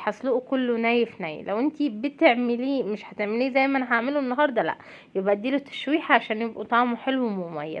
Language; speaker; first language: Arabic; native; Arabic